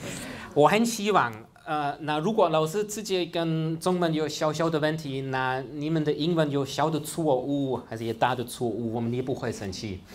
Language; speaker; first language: Chinese; non-native, fluent; German